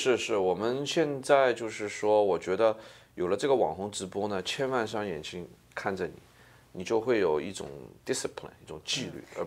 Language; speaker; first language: Chinese; native; Chinese